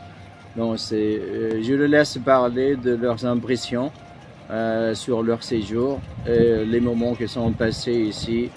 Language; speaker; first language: French; non-native, fluent; Arabic